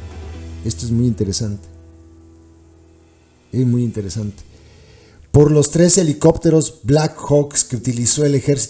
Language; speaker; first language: Spanish; native; Spanish